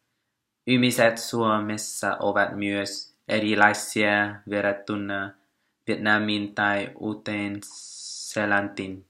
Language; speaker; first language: Finnish; non-native, learner; Vietnamese